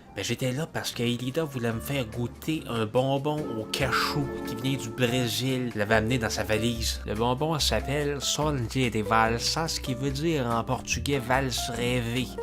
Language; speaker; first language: French; native; French